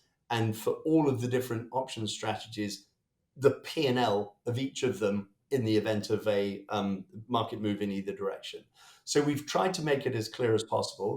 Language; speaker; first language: English; native; English